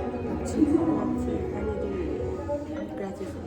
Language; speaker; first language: English; non-native, learner; Tibetan